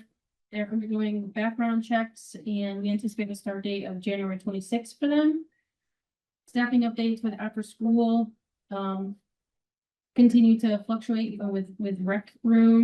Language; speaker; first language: English; native; English